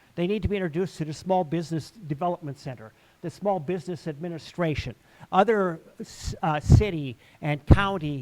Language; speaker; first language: English; native; English